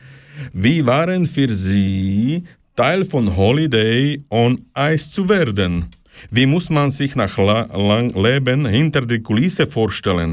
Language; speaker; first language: German; non-native, fluent; Slovak